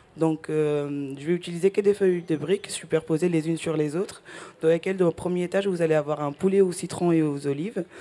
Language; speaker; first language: French; early bilingual, other home language; Spanish